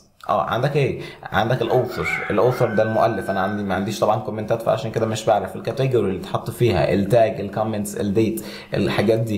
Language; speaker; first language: Arabic; native; Arabic